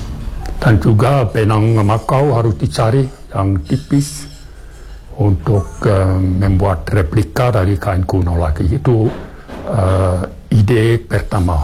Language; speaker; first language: Indonesian; non-native, fluent; German